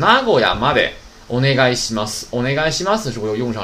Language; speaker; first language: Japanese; non-native, fluent; Chinese